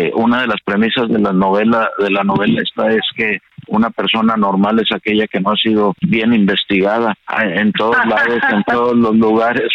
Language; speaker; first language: Spanish; native; Spanish